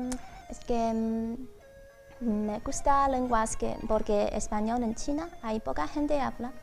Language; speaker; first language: Spanish; non-native, learner; Chinese